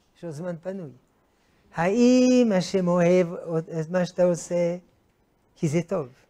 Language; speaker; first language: Hebrew; non-native, fluent; French